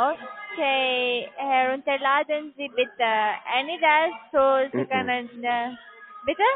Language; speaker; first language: German; non-native, learner; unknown